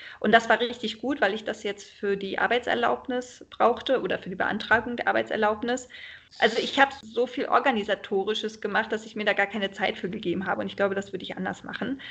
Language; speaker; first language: German; native; German